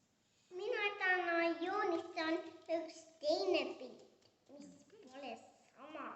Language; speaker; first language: Estonian; early bilingual, heritage; Estonian